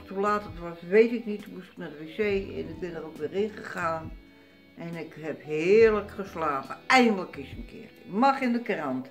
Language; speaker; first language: Dutch; native; Dutch